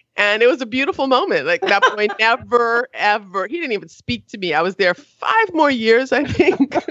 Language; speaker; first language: English; native; English